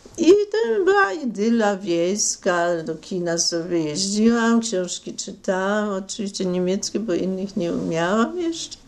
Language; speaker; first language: Polish; non-native, local second language; German